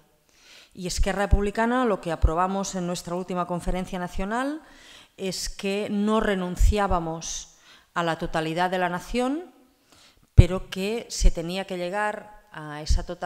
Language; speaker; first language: Spanish; non-native, local second language; Catalan